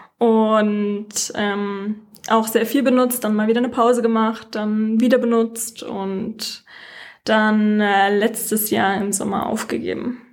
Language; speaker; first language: German; native; German